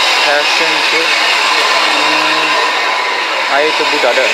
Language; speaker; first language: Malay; non-native, local second language; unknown